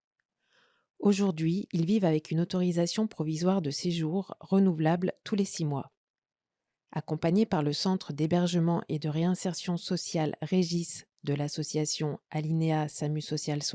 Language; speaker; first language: French; native; French